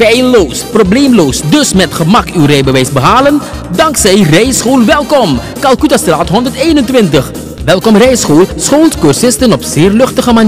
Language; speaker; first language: Dutch; native; Dutch